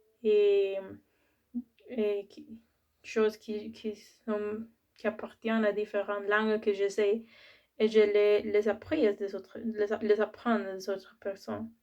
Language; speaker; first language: French; non-native, learner; Spanish